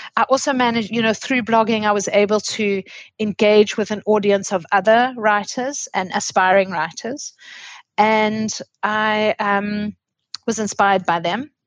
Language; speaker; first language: English; native; English